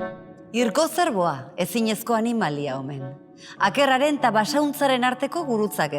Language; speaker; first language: Basque; native; Basque